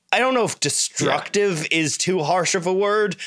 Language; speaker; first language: English; native; English